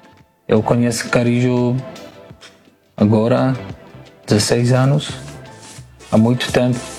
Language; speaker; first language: Portuguese; non-native, learner; Spanish